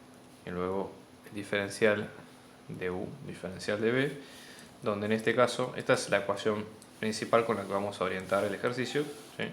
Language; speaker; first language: Spanish; native; Spanish